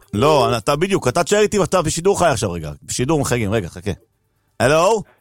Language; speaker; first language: Hebrew; native; Hebrew